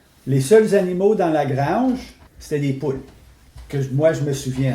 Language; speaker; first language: French; native; French